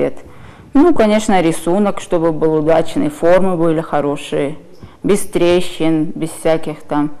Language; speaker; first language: Russian; non-native, local second language; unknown